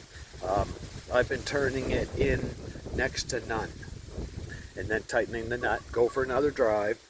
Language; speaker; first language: English; native; English